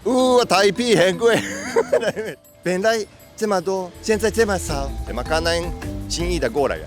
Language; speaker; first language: Chinese; non-native, fluent; Japanese